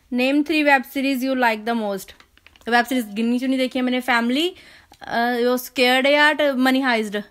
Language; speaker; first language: Hindi; native; Hindi